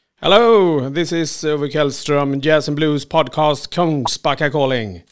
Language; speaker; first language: English; non-native, fluent; Swedish